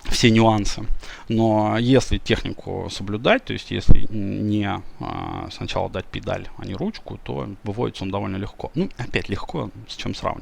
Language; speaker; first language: Russian; native; Russian